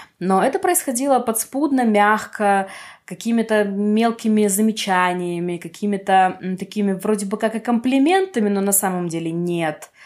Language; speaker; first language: Russian; non-native, local second language; Ukrainian